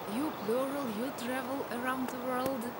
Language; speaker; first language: English; non-native, fluent; Russian